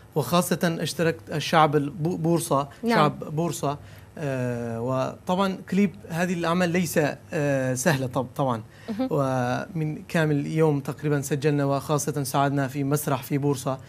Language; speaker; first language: Arabic; non-native, learner; Turkish